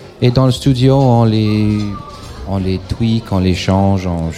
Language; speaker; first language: French; non-native, local second language; English